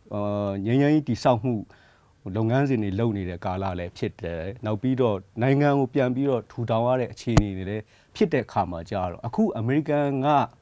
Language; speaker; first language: Burmese; native; Burmese